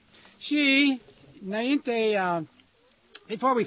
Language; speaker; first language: Romanian; non-native, learner; English